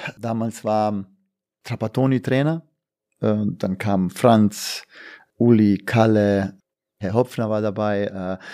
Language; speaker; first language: German; non-native, fluent; Bosnian